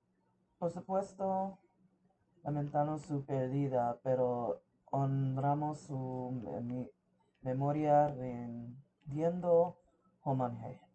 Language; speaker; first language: Spanish; early bilingual, heritage; English